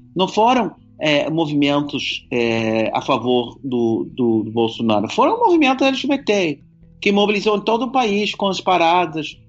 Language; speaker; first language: Portuguese; non-native, fluent; English